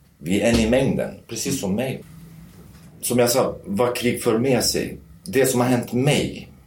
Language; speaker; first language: Swedish; non-native, fluent; Kurdish